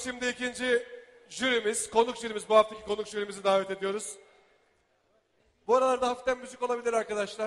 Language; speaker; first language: Turkish; native; Turkish